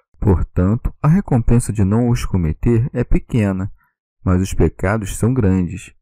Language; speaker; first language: Portuguese; native; Portuguese